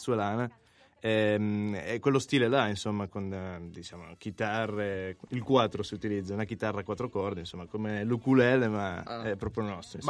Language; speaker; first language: Italian; non-native, fluent; Spanish